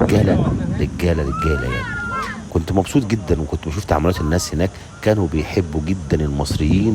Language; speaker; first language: Arabic; native; Arabic